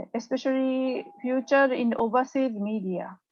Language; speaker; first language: English; non-native, learner; Japanese